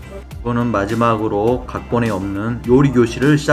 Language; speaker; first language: Korean; native; Korean